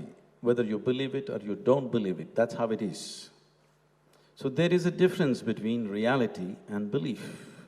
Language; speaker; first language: English; non-native, local second language; Kannada